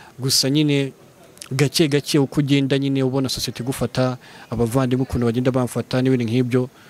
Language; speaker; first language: Kinyarwanda; early bilingual, heritage; Kinyarwanda